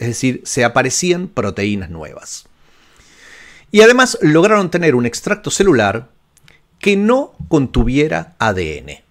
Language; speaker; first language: Spanish; native; Spanish